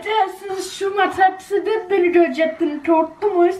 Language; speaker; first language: Turkish; early bilingual, heritage; German